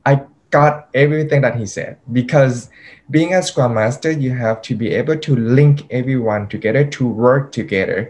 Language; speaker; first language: English; non-native, fluent; Thai